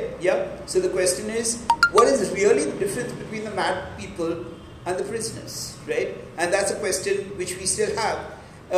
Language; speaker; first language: English; non-native, local second language; Marathi